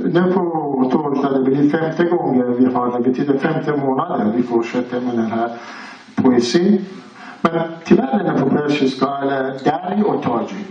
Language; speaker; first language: Swedish; non-native, learner; Persian